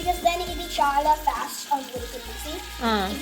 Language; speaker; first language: Telugu; early bilingual, heritage; Telugu